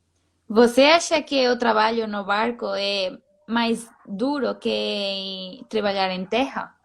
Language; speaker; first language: Portuguese; non-native, fluent; Spanish